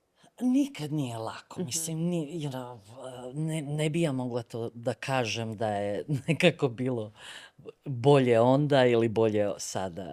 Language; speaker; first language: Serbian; early bilingual, other home language; Bosnian